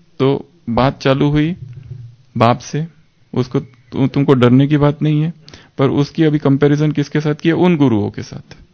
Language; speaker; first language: Hindi; native; Hindi